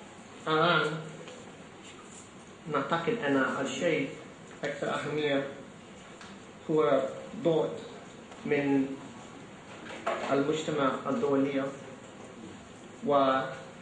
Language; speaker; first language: Arabic; non-native, fluent; English